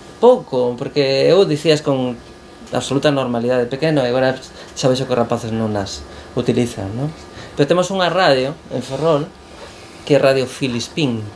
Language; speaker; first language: Galician; native; Galician